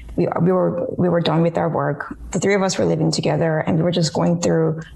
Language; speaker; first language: English; early bilingual, other home language; Korean